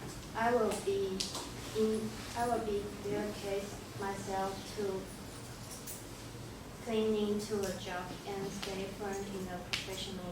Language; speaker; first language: English; non-native, fluent; Chinese